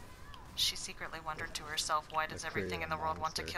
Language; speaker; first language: English; native; English